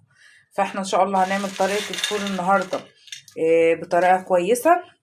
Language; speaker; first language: Arabic; native; Arabic